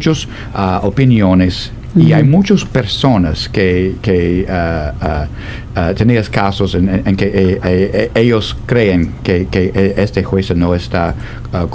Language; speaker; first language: Spanish; non-native, fluent; English